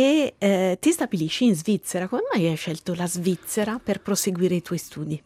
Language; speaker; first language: Italian; native; Italian